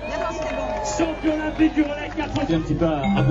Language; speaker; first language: French; native; French